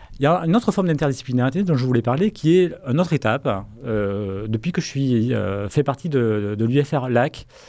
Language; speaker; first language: French; native; French